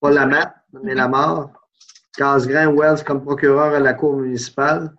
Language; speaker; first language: French; native; French